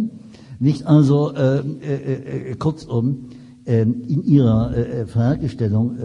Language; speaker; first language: German; native; German